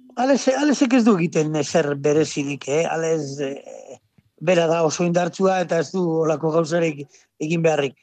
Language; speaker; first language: Basque; native; Basque